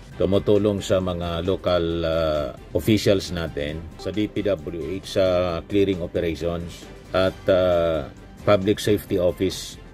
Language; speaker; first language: Filipino; non-native, local second language; Bikol